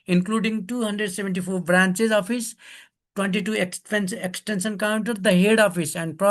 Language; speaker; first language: English; non-native, local second language; Nepali